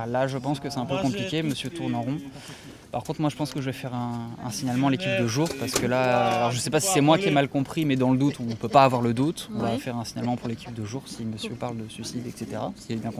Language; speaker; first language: French; native; French